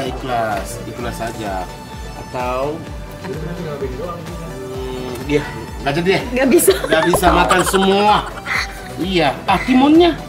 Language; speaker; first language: Indonesian; non-native, fluent; Japanese